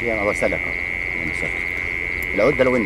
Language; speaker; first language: Arabic; native; Arabic